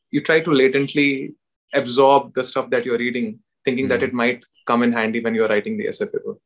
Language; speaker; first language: English; non-native, local second language; Hindi